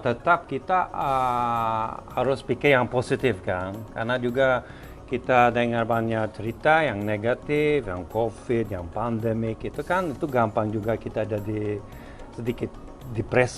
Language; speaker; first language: Indonesian; non-native, fluent; Swedish